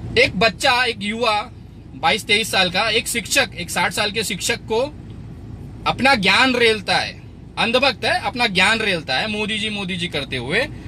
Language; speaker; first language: Hindi; native; Hindi